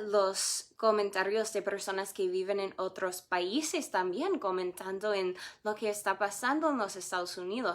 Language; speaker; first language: Spanish; non-native, fluent; English